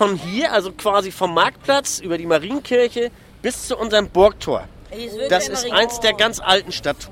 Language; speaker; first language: German; native; German